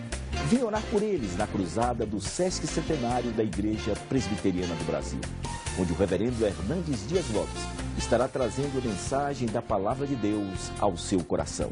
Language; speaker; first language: Portuguese; native; Portuguese